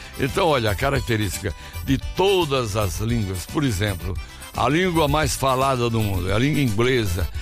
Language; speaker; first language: Portuguese; native; Portuguese